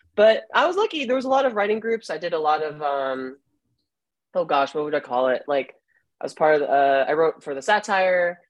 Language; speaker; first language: English; native; English